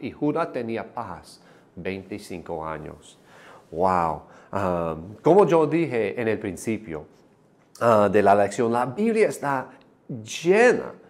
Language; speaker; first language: Spanish; non-native, fluent; English